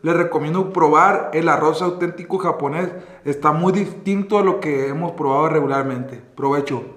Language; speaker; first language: Spanish; native; Spanish